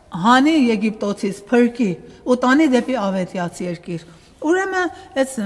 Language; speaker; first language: Armenian; early bilingual, heritage; Armenian